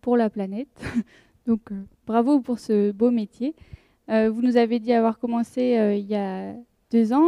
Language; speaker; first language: French; native; French